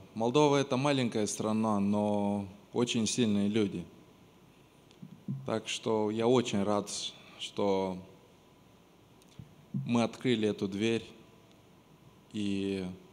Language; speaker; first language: Russian; non-native, local second language; Romanian